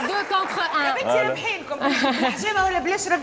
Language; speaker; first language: Arabic; native; Arabic